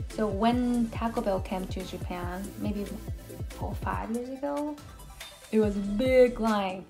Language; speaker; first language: English; non-native, learner; Japanese